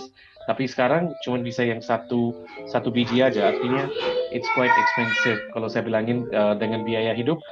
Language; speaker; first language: Indonesian; non-native, fluent; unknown